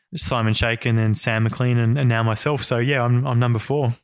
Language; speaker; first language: English; native; English